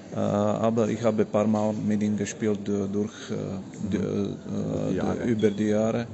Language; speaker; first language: German; non-native, fluent; Slovak